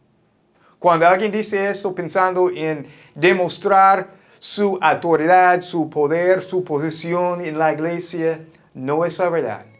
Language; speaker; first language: Spanish; non-native, fluent; English